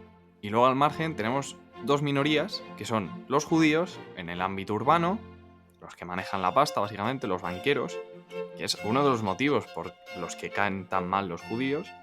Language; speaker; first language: Spanish; native; Spanish